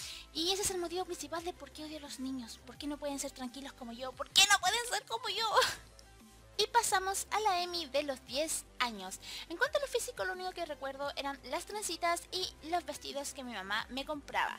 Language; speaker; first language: Spanish; native; Spanish